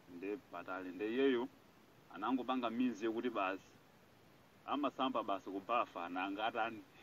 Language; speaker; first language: Nyanja; non-native, local second language; Yao